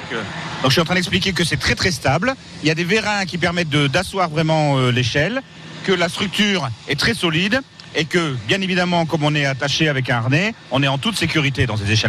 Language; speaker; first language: French; native; French